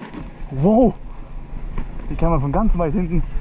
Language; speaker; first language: German; native; German